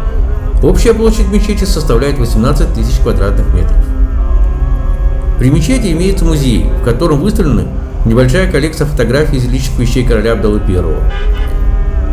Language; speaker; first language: Russian; native; Russian